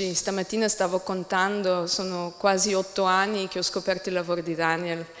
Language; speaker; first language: Italian; non-native, learner; English